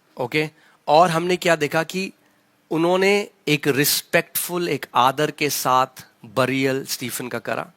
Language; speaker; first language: Hindi; native; Hindi